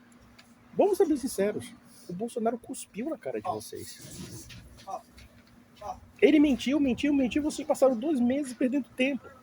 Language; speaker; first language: Portuguese; native; Portuguese